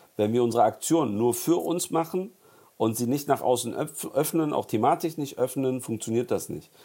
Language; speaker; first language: German; early bilingual, other home language; Turkish